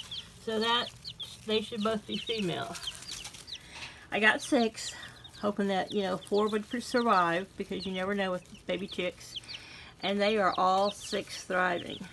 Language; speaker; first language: English; native; English